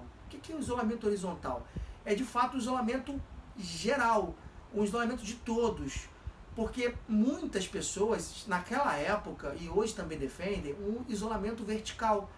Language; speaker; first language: Portuguese; native; Portuguese